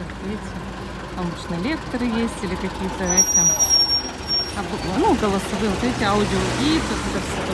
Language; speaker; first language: Russian; native; Russian